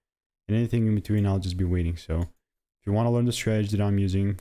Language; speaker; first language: English; native; English